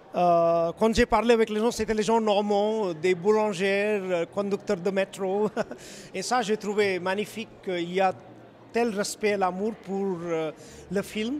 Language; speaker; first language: French; non-native, fluent; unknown